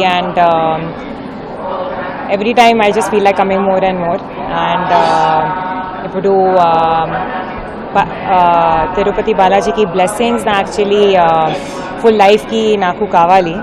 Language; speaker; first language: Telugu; non-native, learner; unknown